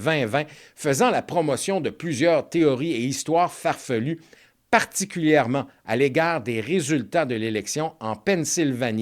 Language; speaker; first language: French; native; French